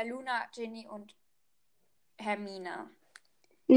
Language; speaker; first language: German; native; German